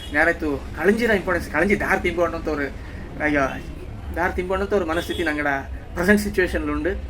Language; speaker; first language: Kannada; non-native, local second language; Kodava